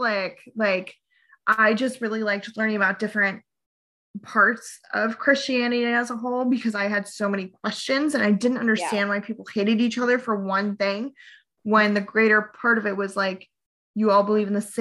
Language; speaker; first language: English; native; English